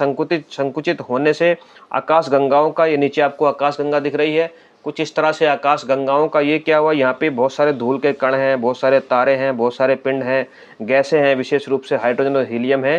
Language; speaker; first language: Hindi; native; Hindi